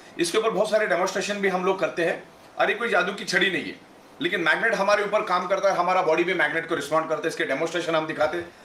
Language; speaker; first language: Hindi; non-native, local second language; Gujarati